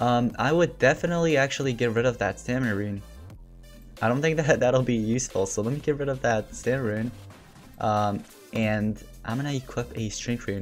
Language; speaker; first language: English; native; English